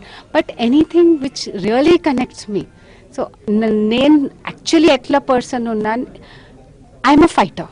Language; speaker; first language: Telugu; non-native, local second language; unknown